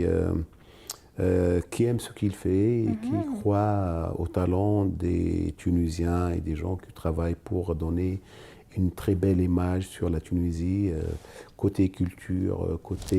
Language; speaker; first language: French; non-native, local second language; Arabic